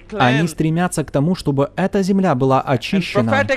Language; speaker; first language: Russian; native; Russian